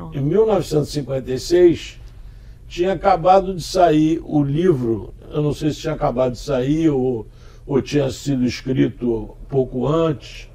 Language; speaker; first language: Portuguese; early bilingual, other home language; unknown